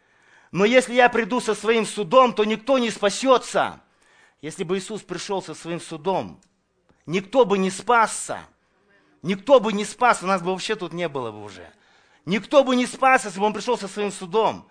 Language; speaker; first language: Russian; native; Russian